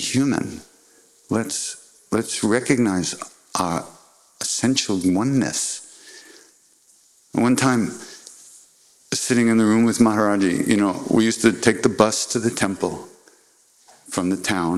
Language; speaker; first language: English; native; English